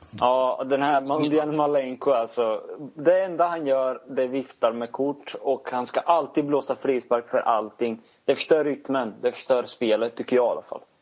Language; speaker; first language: Swedish; native; Swedish